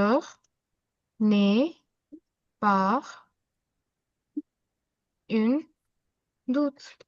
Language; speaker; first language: French; non-native, fluent; Hindi